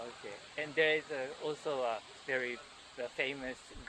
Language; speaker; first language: English; non-native, fluent; Japanese